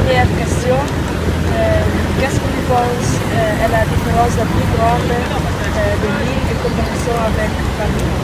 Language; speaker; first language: French; non-native, learner; Dutch